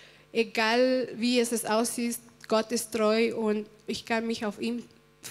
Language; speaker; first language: German; non-native, fluent; Spanish